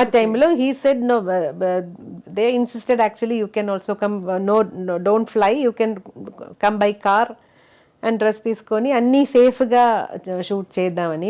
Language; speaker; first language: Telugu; non-native, local second language; Malayalam